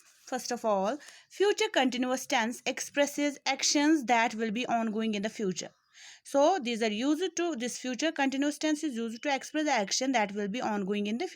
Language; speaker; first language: English; non-native, local second language; Urdu